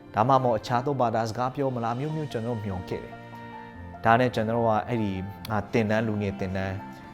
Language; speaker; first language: Burmese; non-native, local second language; Hakha Chin